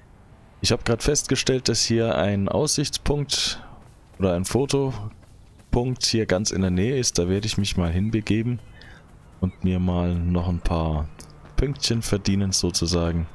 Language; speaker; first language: German; native; German